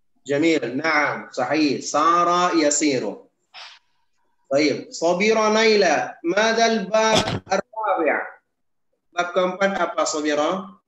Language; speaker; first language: Arabic; non-native, fluent; Indonesian